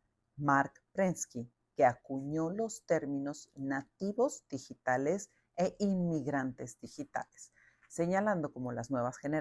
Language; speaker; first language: Spanish; native; Spanish